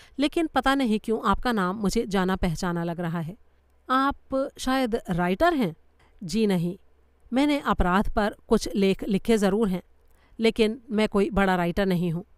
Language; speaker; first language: Hindi; native; Hindi